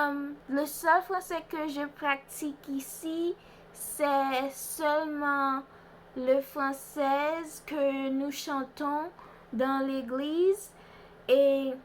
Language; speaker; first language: French; non-native, learner; Haitian Creole